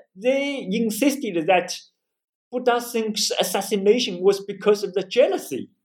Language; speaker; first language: English; non-native, fluent; Chinese